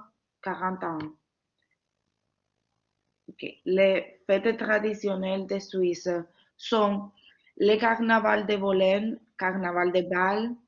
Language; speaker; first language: French; non-native, learner; Spanish